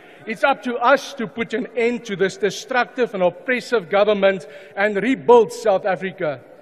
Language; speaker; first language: English; non-native, local second language; Afrikaans